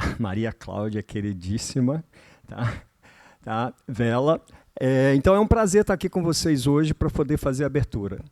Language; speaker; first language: Portuguese; native; Portuguese